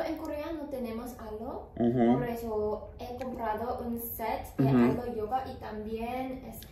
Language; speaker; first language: Spanish; non-native, learner; Korean